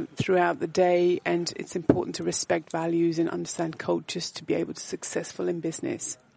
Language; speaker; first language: English; non-native, fluent; Dutch